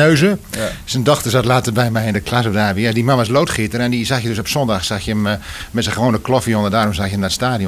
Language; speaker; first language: Dutch; native; Dutch